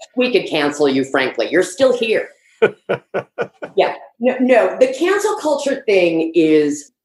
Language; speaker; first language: English; early bilingual, other home language; Swedish